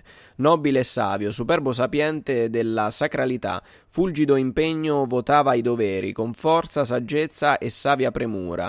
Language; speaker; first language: Italian; native; Italian